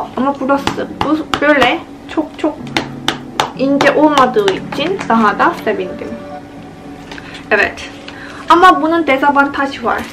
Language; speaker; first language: Turkish; non-native, fluent; Korean